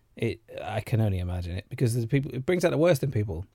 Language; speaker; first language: English; native; English